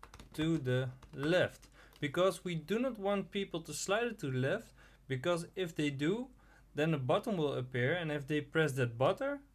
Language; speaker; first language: English; non-native, fluent; Dutch